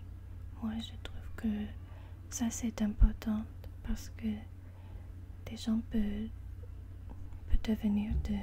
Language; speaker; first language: French; non-native, learner; English